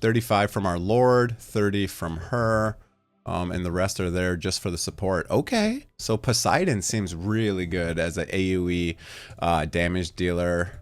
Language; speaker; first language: English; native; English